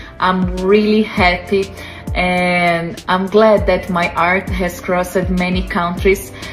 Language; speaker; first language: English; non-native, fluent; Portuguese